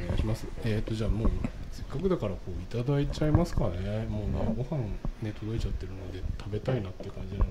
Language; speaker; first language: Japanese; native; Japanese